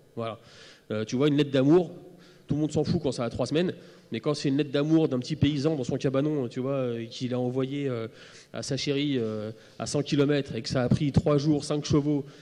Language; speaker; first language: French; native; French